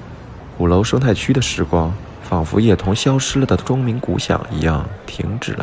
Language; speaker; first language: Chinese; native; Chinese